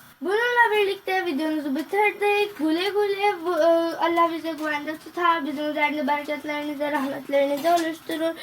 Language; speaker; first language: Turkish; non-native, learner; Urdu